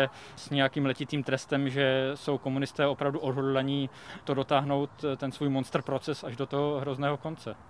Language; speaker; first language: Czech; native; Czech